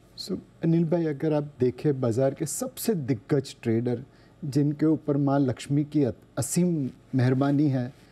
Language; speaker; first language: Hindi; non-native, local second language; Gujarati